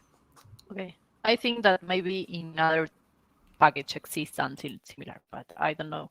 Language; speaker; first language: English; non-native, learner; Spanish